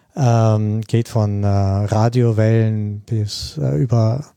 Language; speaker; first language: German; non-native, fluent; Russian